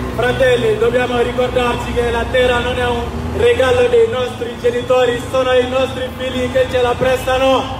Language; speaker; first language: Italian; non-native, learner; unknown